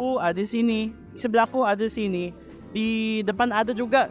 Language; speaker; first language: Indonesian; non-native, fluent; Filipino